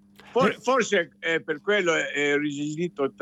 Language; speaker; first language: Italian; non-native, fluent; English